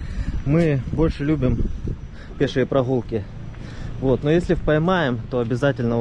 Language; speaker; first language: Russian; native; Russian